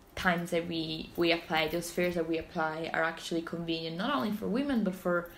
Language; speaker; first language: English; non-native, fluent; Italian